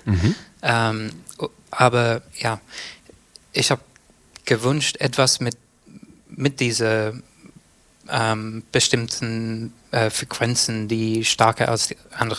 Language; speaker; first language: German; non-native, fluent; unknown